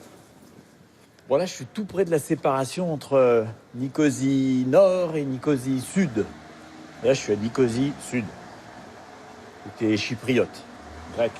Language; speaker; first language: French; native; French